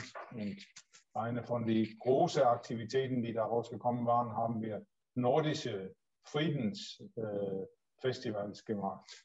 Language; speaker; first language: German; non-native, learner; Danish